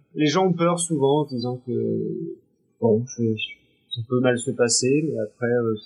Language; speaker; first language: French; native; French